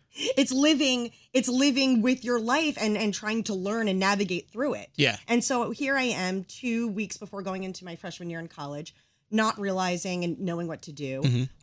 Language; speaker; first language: English; native; English